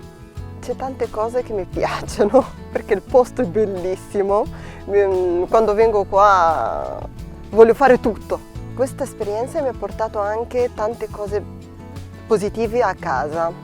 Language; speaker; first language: Italian; non-native, learner; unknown